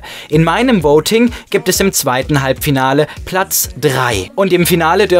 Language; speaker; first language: German; native; German